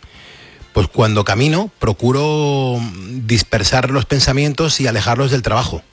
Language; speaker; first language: Spanish; native; Spanish